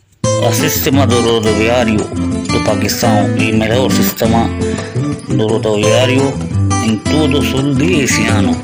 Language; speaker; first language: Portuguese; non-native, learner; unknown